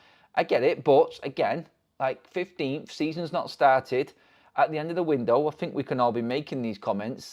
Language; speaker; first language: English; native; English